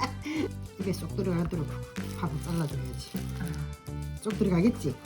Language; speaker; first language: Korean; native; Korean